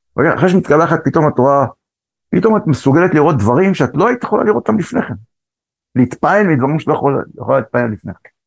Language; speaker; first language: Hebrew; early bilingual, other home language; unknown